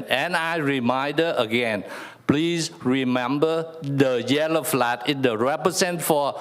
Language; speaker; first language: English; non-native, learner; Vietnamese